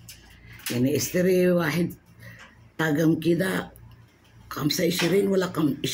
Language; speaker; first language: Arabic; non-native, learner; Filipino